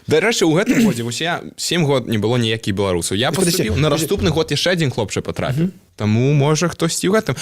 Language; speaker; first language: Belarusian; non-native, local second language; Russian